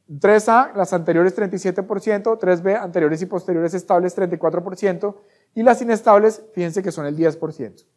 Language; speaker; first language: Spanish; native; Spanish